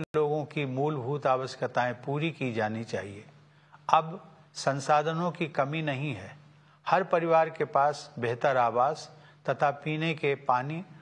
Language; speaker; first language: Hindi; native; Hindi